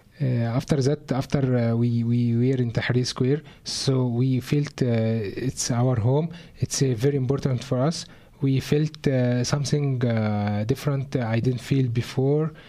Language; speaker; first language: English; non-native, learner; Arabic